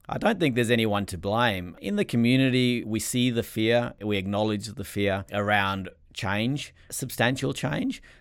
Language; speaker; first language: English; native; English